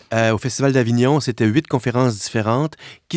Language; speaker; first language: French; native; French